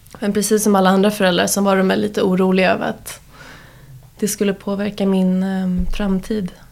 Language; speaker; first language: Swedish; early bilingual, heritage; Swedish